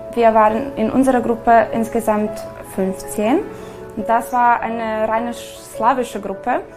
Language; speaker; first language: German; non-native, fluent; Serbian